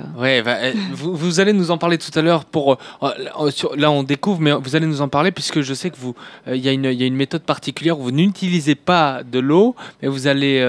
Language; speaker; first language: French; native; French